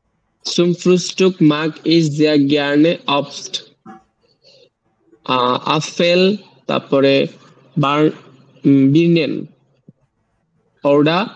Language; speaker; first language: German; non-native, learner; Bangla